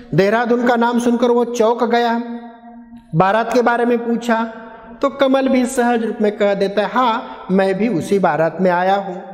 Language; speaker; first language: Hindi; non-native, local second language; Marathi